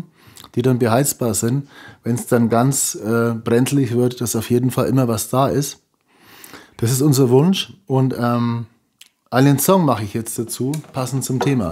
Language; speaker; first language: German; native; German